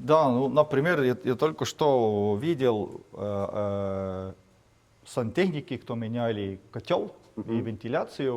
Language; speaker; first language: Russian; non-native, fluent; Estonian